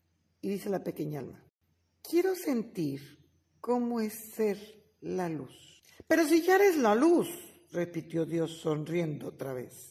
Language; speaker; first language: Spanish; native; Spanish